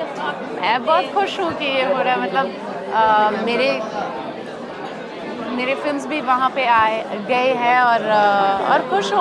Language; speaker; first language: Hindi; non-native, local second language; French